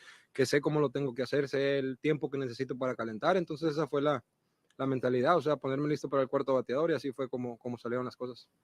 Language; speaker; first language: Spanish; native; Spanish